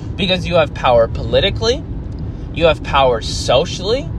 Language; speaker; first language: English; native; English